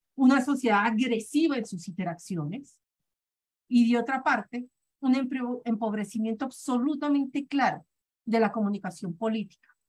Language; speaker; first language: Spanish; native; Spanish